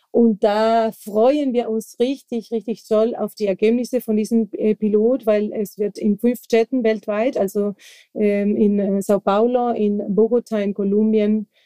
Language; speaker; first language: German; non-native, fluent; Spanish